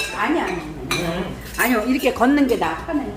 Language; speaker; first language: Korean; native; Korean